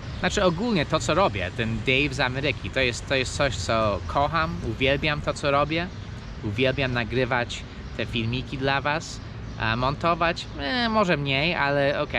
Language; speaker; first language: Polish; early bilingual, heritage; Polish